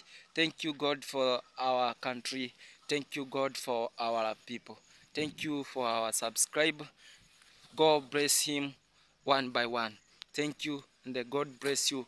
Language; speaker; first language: English; non-native, learner; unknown